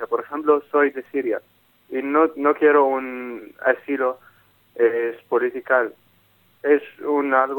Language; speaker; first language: Spanish; non-native, learner; Arabic